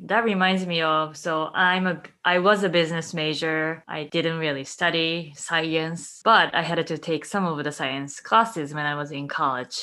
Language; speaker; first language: English; non-native, fluent; Japanese